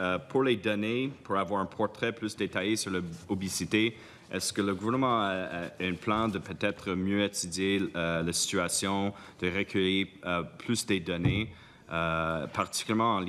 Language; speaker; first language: French; non-native, local second language; English